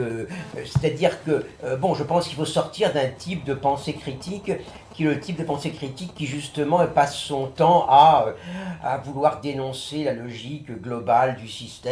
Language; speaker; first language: French; native; French